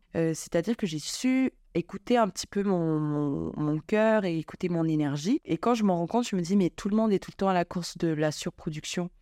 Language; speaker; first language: French; non-native, local second language; Malagasy